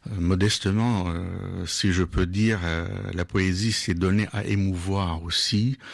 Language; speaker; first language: French; non-native, local second language; Arabic